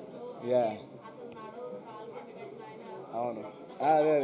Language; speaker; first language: Telugu; native; Telugu